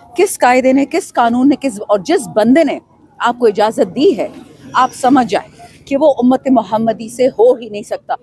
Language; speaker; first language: Urdu; non-native, local second language; Pashto